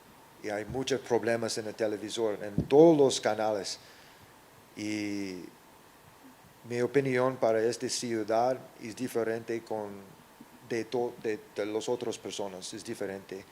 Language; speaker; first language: Spanish; non-native, learner; English